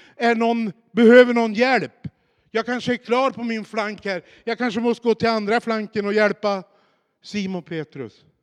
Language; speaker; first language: Swedish; native; Swedish